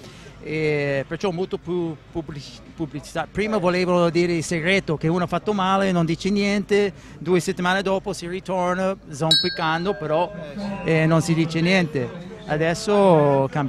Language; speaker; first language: Italian; non-native, fluent; English